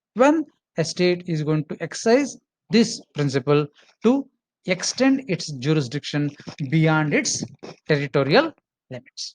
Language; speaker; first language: English; non-native, local second language; Kannada